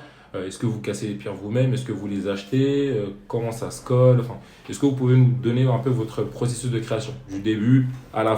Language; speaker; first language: French; native; French